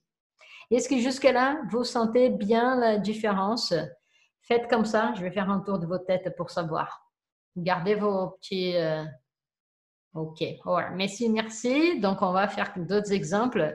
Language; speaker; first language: French; non-native, fluent; Portuguese